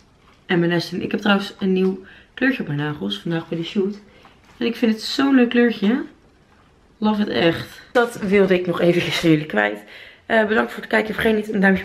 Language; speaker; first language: Dutch; native; Dutch